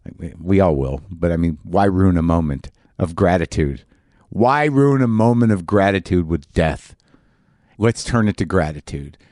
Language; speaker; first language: English; native; English